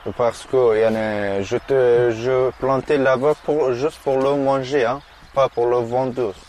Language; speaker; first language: French; non-native, learner; Persian